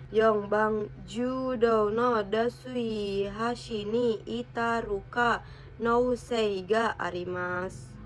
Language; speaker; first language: Japanese; non-native, learner; Indonesian